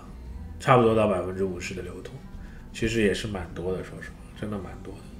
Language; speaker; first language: Chinese; native; Chinese